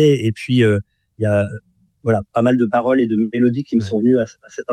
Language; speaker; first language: French; native; French